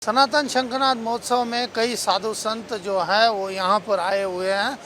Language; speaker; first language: Hindi; native; Hindi